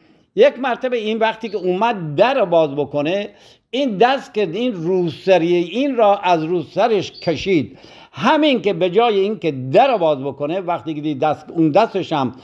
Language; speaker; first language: Persian; native; Persian